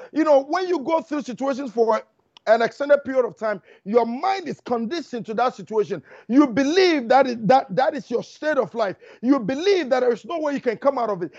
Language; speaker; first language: English; non-native, local second language; Akan